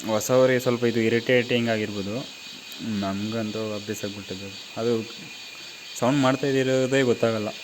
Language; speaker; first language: Kannada; native; Kannada